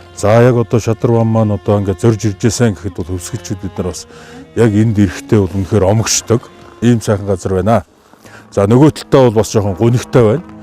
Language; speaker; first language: Mongolian; native; Mongolian